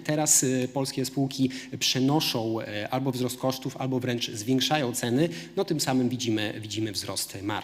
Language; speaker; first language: Polish; native; Polish